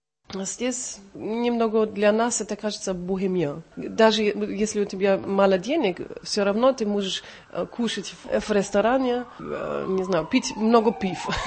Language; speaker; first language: Russian; non-native, learner; German